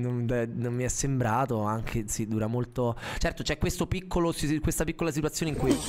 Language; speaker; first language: Italian; native; Italian